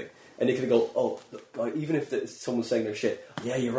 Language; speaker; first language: English; native; English